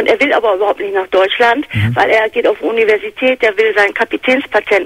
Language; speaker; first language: German; native; German